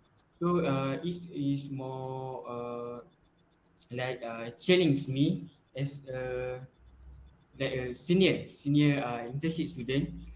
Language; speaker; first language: English; non-native, local second language; Malay